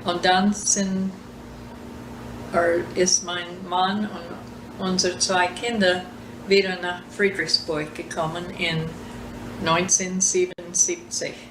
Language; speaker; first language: German; early bilingual, heritage; German